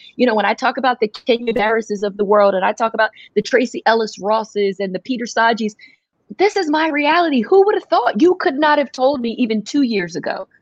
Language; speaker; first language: English; native; English